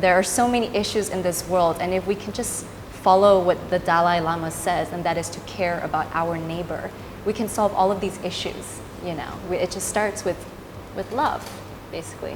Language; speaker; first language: English; early bilingual, other home language; Thai